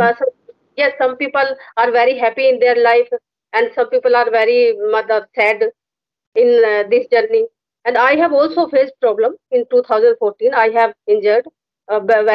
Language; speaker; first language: English; non-native, learner; Hindi